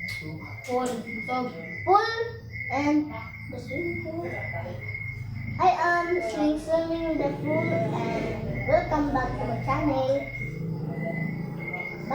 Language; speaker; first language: English; non-native, learner; Cebuano